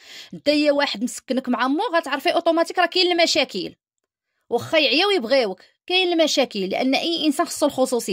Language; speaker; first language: Arabic; native; Arabic